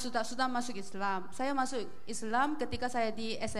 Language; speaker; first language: Indonesian; non-native, learner; Korean